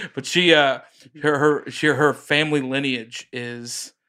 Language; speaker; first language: English; native; English